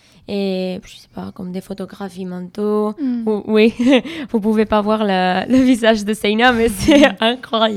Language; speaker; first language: French; non-native, learner; Spanish